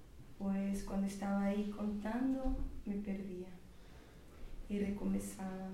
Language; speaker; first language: Spanish; non-native, learner; Portuguese